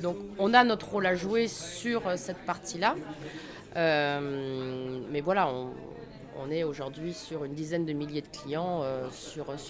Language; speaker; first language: French; native; French